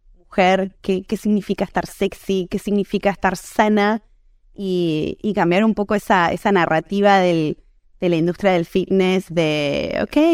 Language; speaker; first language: Spanish; native; Spanish